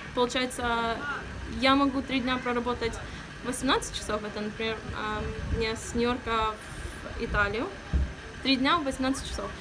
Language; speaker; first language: Russian; early bilingual, heritage; Russian